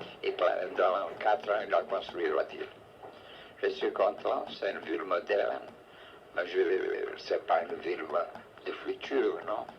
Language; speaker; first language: French; non-native, fluent; Portuguese